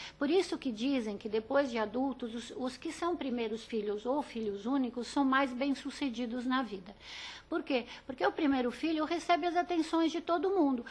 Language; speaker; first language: Portuguese; early bilingual, other home language; Italian